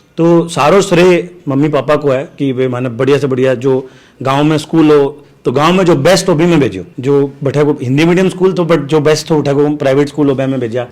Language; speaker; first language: Hindi; native; Hindi